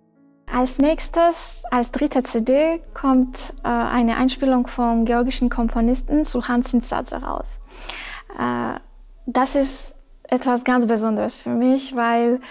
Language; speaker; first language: German; non-native, fluent; Georgian